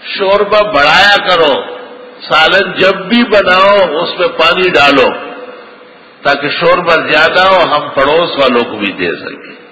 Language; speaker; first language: Urdu; non-native, local second language; Pashto